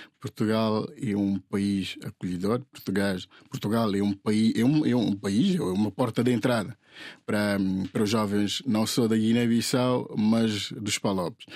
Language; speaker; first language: Portuguese; non-native, local second language; Upper Guinea Crioulo